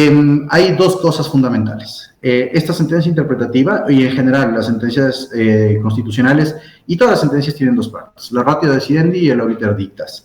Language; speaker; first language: Spanish; native; Spanish